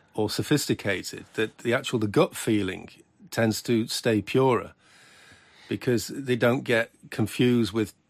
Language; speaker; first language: English; native; English